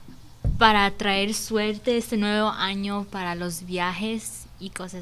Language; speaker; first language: Spanish; early bilingual, heritage; Spanish